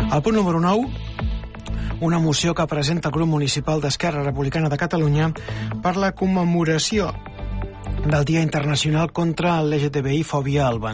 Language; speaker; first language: Catalan; native; Catalan